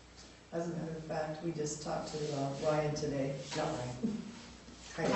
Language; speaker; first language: English; native; English